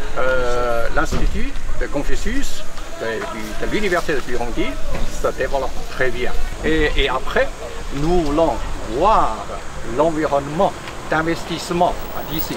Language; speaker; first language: French; non-native, fluent; Chinese